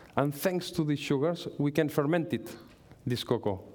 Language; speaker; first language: English; non-native, learner; Spanish